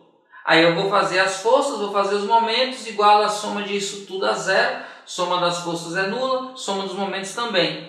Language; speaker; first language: Portuguese; native; Portuguese